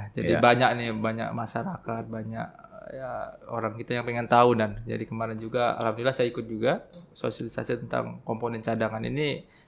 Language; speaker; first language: Indonesian; native; Indonesian